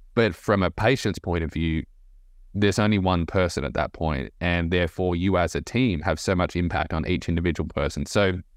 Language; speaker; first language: English; native; English